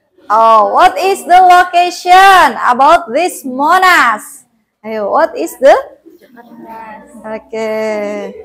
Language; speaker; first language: English; non-native, learner; Indonesian